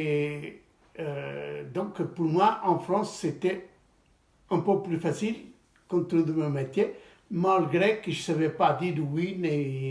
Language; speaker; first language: French; non-native, fluent; Portuguese